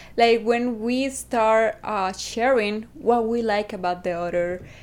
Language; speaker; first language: English; non-native, fluent; Spanish